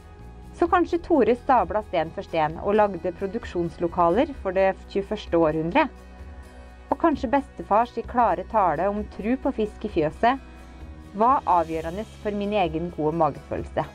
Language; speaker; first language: Norwegian; native; Norwegian